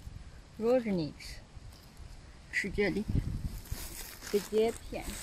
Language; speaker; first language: Polish; non-native, learner; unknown